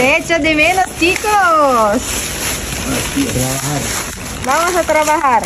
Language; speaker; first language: Spanish; non-native, learner; Filipino